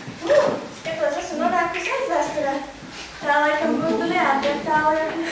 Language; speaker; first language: Latvian; native; Latvian